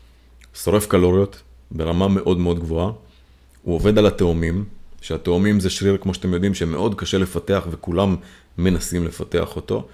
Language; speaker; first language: Hebrew; native; Hebrew